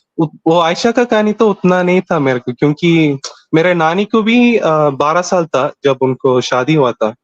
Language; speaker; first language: Hindi; non-native, local second language; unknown